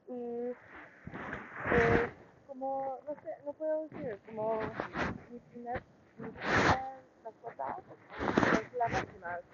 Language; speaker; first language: Spanish; non-native, learner; English